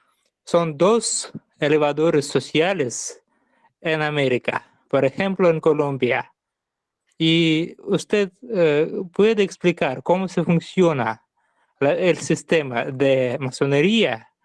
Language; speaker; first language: Spanish; non-native, learner; Russian